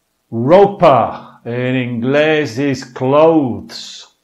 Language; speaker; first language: Spanish; non-native, fluent; English